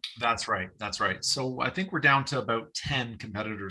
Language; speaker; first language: English; native; English